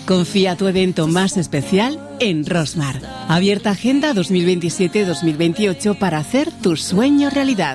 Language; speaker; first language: Spanish; native; Spanish